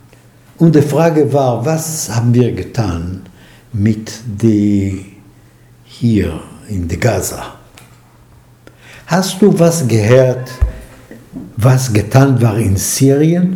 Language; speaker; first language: German; non-native, fluent; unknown